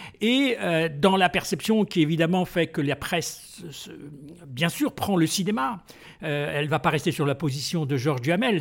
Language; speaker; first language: French; native; French